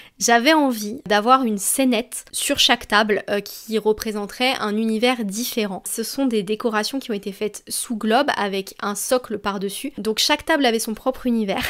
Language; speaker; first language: French; native; French